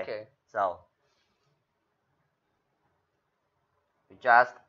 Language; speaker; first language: English; non-native, fluent; Chinese